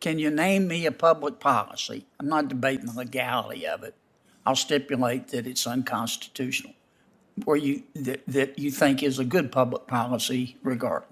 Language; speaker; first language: English; native; English